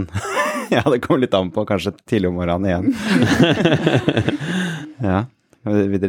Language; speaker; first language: Norwegian; native; Norwegian